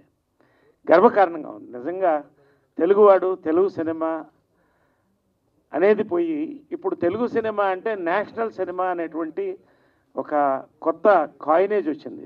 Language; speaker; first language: Telugu; native; Telugu